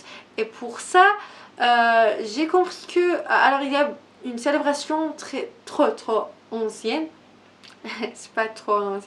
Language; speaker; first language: French; non-native, learner; Persian